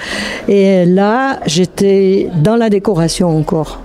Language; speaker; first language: French; native; French